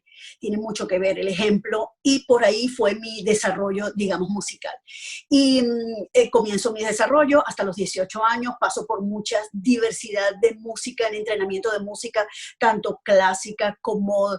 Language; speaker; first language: Spanish; native; Spanish